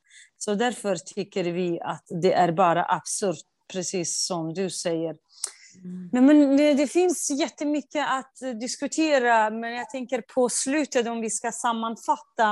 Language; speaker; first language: Swedish; non-native, fluent; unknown